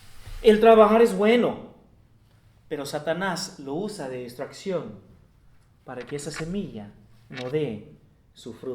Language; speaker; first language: Spanish; non-native, fluent; English